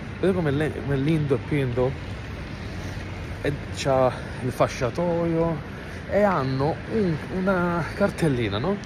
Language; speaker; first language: Italian; native; Italian